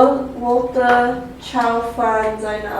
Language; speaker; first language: Chinese; non-native, learner; English